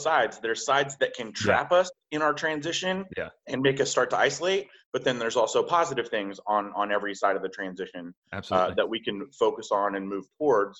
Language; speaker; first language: English; native; English